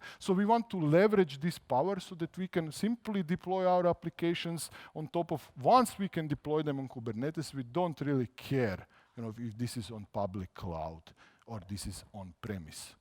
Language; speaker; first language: English; non-native, fluent; Croatian